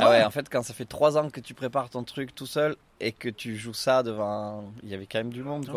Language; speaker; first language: French; native; French